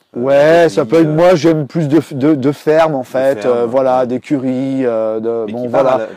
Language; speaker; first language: French; native; French